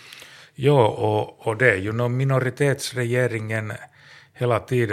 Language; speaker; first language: Swedish; non-native, learner; Finnish